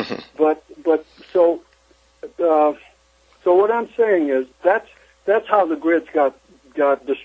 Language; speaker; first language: English; native; English